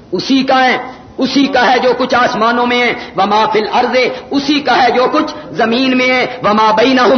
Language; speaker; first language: Urdu; non-native, local second language; Punjabi